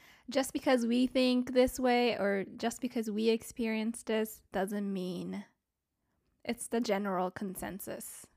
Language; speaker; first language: English; early bilingual, other home language; Japanese